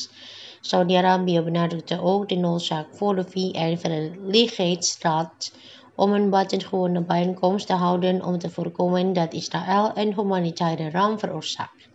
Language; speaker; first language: Dutch; non-native, fluent; Indonesian